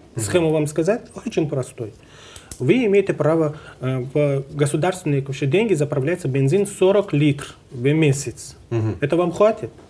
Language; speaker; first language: Russian; non-native, fluent; Persian